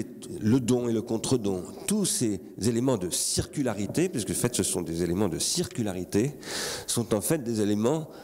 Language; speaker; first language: French; native; French